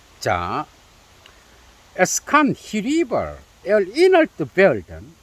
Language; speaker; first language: German; non-native, fluent; Korean